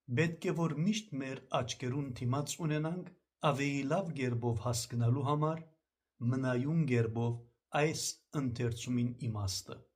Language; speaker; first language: Armenian; early bilingual, heritage; Armenian